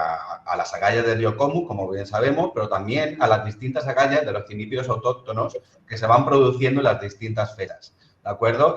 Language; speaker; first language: Spanish; native; Spanish